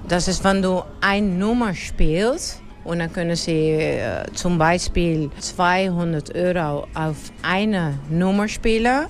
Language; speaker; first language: German; non-native, learner; Dutch